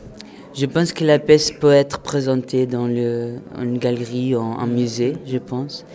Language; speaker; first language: French; non-native, fluent; Portuguese